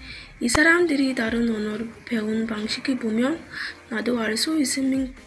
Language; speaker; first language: Korean; non-native, learner; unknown